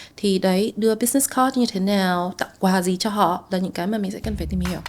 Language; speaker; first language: Vietnamese; native; Vietnamese